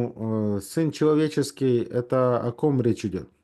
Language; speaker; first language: Russian; native; Russian